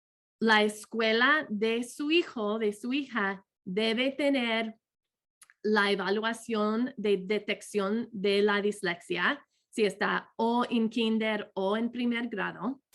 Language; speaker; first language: Spanish; non-native, fluent; English